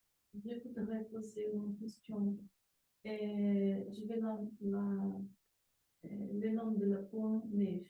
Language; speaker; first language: French; non-native, learner; Portuguese